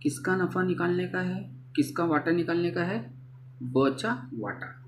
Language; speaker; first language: Hindi; non-native, local second language; Marathi